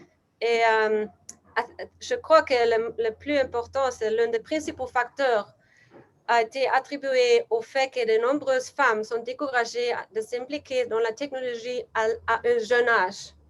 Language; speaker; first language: French; non-native, learner; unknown